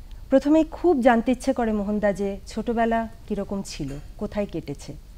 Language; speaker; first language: Bangla; native; Bangla